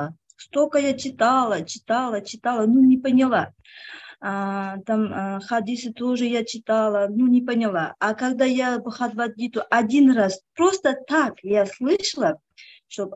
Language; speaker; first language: Russian; non-native, local second language; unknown